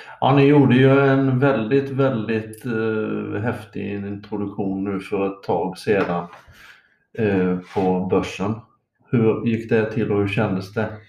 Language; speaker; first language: Swedish; native; Swedish